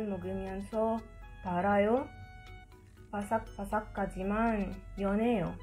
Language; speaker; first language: Korean; non-native, learner; Arabic